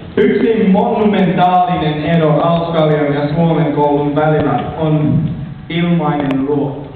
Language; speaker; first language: Finnish; non-native, learner; English